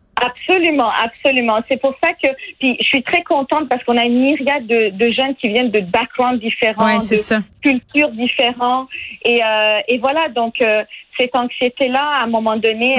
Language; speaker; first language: French; non-native, fluent; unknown